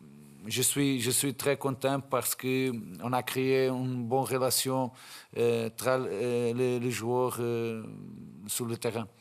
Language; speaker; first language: French; non-native, fluent; Portuguese